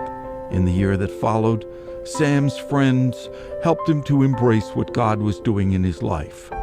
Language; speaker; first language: English; native; English